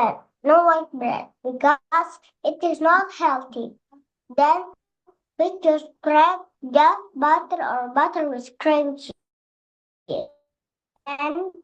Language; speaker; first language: English; non-native, learner; Indonesian